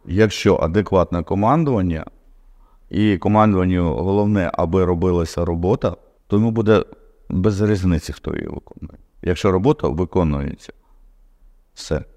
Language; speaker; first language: Ukrainian; non-native, local second language; Russian